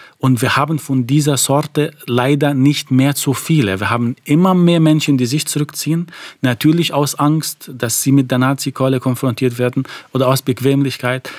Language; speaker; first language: German; non-native, fluent; Arabic